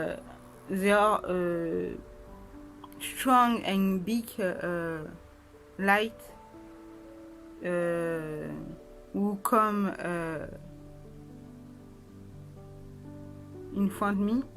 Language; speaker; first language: English; non-native, learner; French